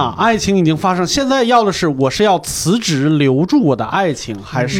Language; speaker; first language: Chinese; native; Chinese